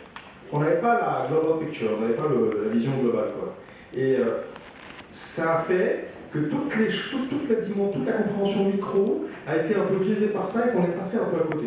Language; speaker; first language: French; native; French